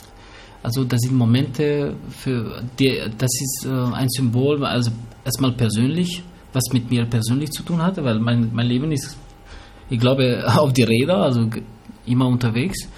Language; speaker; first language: German; early bilingual, other home language; Albanian